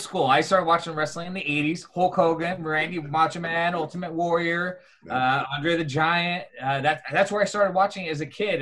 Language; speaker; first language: English; native; English